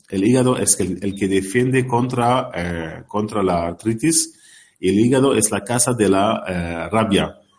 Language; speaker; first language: Spanish; non-native, learner; Arabic